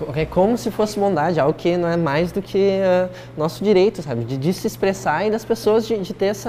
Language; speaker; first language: Portuguese; native; Portuguese